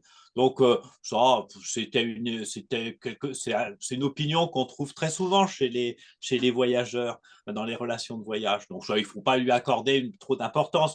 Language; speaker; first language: French; native; French